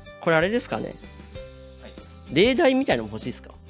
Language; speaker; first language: Japanese; native; Japanese